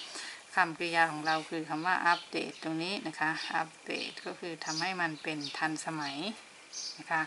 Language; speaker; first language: Thai; native; Thai